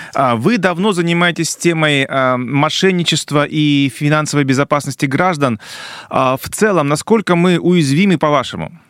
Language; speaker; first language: Russian; native; Russian